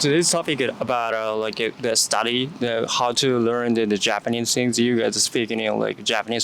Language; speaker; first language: English; non-native, learner; Japanese